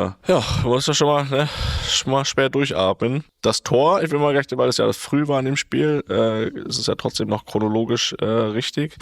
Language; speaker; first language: German; native; German